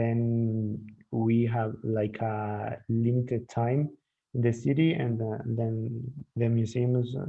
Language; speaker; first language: English; non-native, learner; Spanish